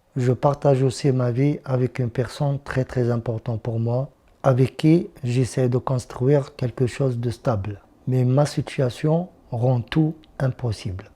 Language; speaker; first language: French; non-native, local second language; Arabic